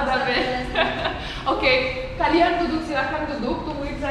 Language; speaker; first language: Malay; non-native, fluent; English